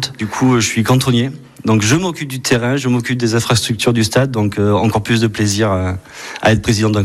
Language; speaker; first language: French; native; French